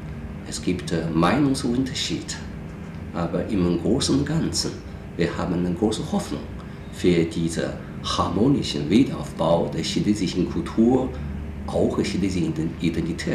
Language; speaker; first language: German; non-native, fluent; Chinese